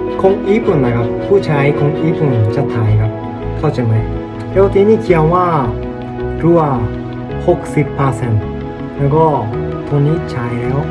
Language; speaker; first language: Thai; non-native, learner; Japanese